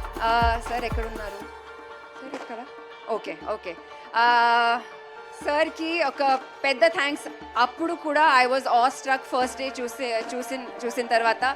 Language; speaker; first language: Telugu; non-native, fluent; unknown